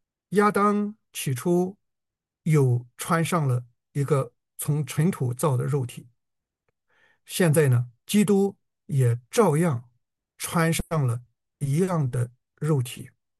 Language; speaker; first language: Chinese; native; Chinese